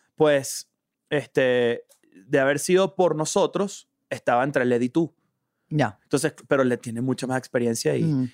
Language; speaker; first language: Spanish; native; Spanish